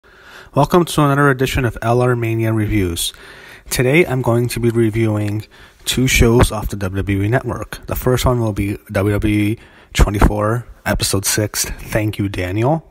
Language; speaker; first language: English; native; English